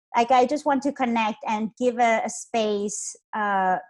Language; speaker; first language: English; non-native, fluent; Spanish